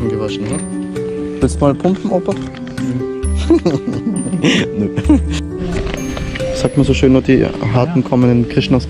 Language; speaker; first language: German; native; German